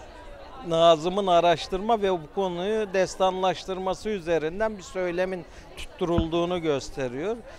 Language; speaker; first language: Turkish; native; Turkish